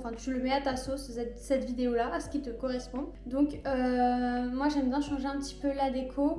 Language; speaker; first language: French; native; French